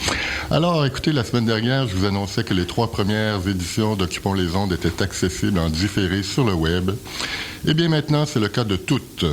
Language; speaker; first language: French; native; French